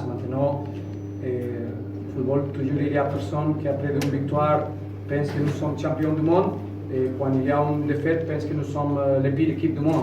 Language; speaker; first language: French; non-native, fluent; Spanish